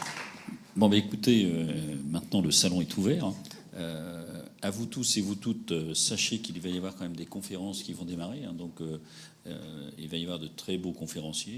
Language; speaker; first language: French; native; French